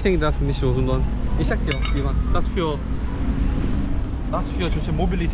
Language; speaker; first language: German; non-native, learner; Korean